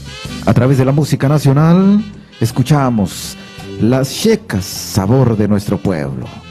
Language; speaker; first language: Spanish; native; Spanish